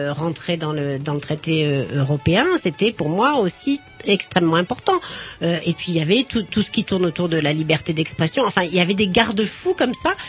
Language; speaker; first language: French; native; French